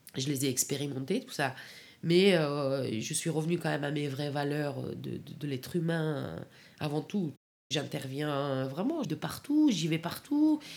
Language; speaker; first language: French; non-native, fluent; Persian